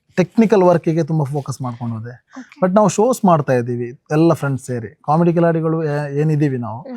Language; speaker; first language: Kannada; non-native, local second language; Tulu